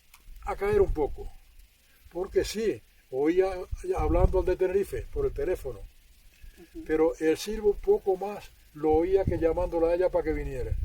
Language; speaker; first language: Spanish; native; Spanish